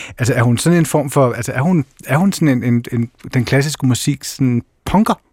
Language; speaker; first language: Danish; native; Danish